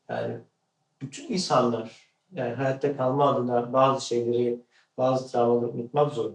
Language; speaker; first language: Turkish; native; Turkish